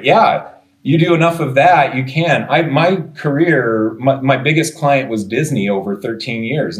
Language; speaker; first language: English; native; English